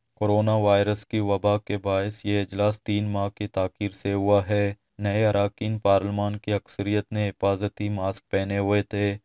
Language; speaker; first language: Urdu; non-native, local second language; Baluchi